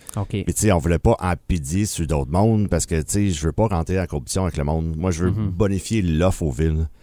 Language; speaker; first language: French; native; French